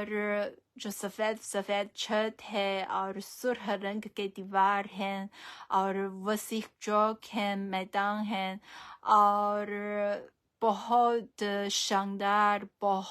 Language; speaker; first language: Urdu; non-native, fluent; Chinese